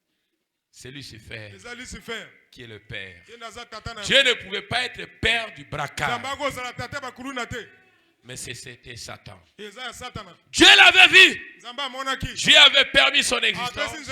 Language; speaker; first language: French; non-native, local second language; Lingala